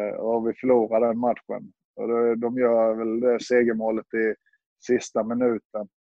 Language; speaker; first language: Swedish; early bilingual, other home language; Serbian